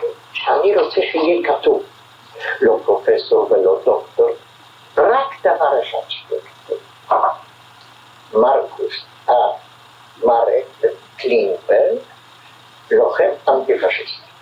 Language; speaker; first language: Hebrew; non-native, fluent; Polish